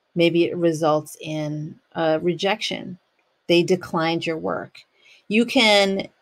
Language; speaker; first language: English; native; English